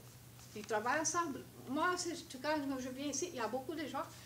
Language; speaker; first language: French; non-native, fluent; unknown